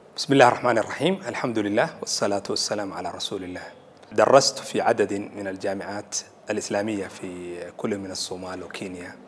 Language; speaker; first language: Arabic; non-native, local second language; Somali